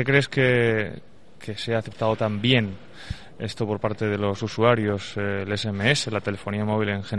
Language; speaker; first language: Spanish; native; Spanish